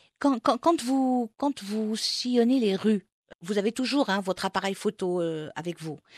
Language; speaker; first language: French; non-native, local second language; Arabic